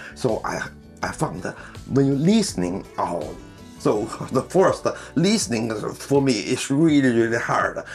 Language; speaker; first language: English; non-native, learner; Chinese